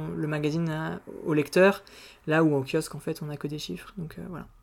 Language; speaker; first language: French; native; French